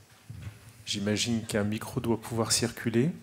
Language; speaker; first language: French; native; French